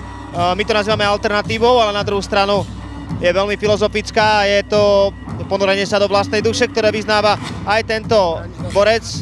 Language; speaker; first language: Slovak; native; Slovak